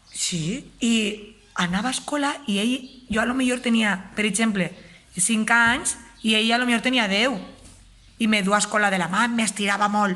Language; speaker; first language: Catalan; native; Catalan